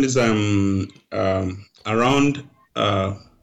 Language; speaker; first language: English; non-native, local second language; Ganda